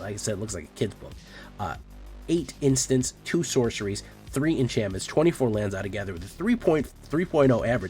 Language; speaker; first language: English; native; English